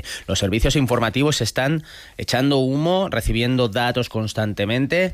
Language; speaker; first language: Spanish; native; Spanish